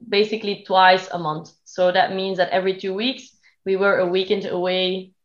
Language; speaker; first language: English; non-native, fluent; Dutch